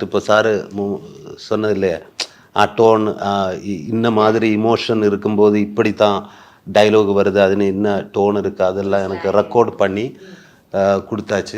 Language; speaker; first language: Tamil; non-native, learner; Malayalam